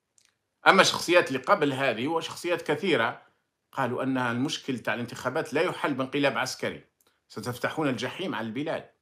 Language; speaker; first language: Arabic; native; Arabic